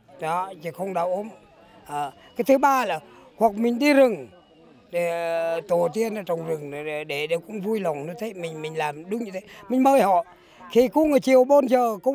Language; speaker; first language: Vietnamese; non-native, local second language; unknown